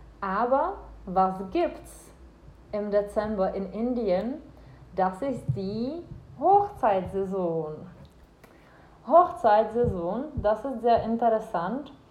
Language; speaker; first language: German; non-native, fluent; Czech